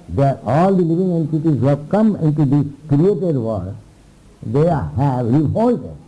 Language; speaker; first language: English; non-native, local second language; Hindi